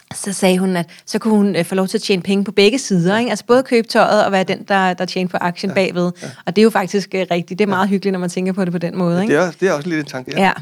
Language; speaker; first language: Danish; early bilingual, other home language; Icelandic